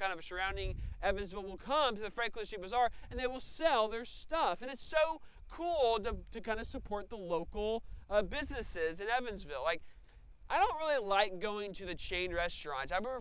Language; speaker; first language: English; native; English